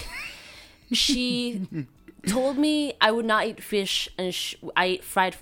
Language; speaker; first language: English; non-native, fluent; Spanish